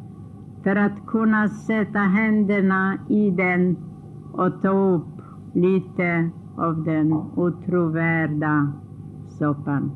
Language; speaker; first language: Swedish; non-native, fluent; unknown